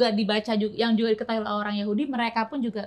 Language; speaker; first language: Indonesian; native; Indonesian